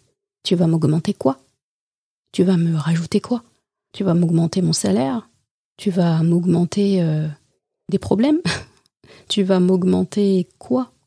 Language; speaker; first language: French; native; French